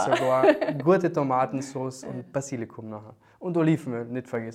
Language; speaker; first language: German; native; German